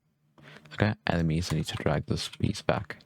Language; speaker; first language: English; native; English